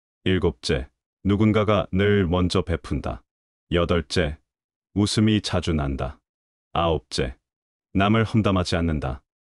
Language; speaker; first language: Korean; native; Korean